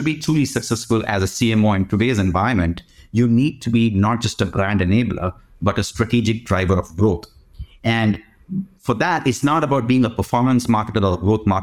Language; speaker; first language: English; non-native, local second language; Tamil